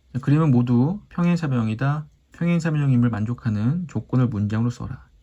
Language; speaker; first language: Korean; native; Korean